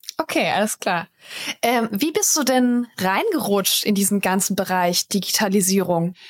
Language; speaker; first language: German; native; German